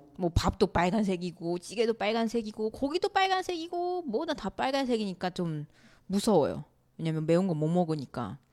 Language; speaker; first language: Korean; non-native, fluent; Chinese